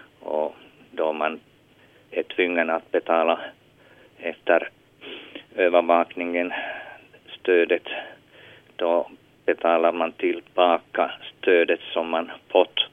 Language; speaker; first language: Swedish; non-native, local second language; Finnish